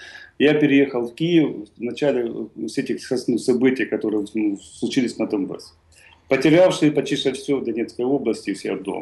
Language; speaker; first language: Russian; native; Russian